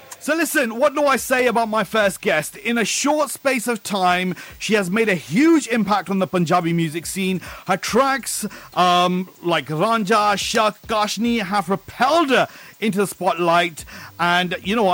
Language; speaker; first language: English; early bilingual, other home language; Hindi